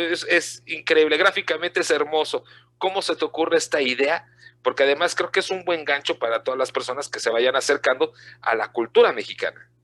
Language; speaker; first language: Spanish; native; Spanish